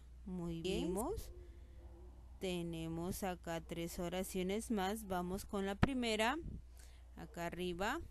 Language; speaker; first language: Spanish; native; Spanish